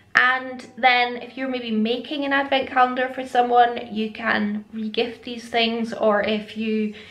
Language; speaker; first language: English; native; English